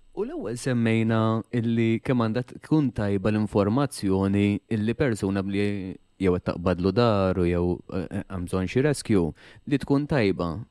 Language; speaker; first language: Maltese; native; Maltese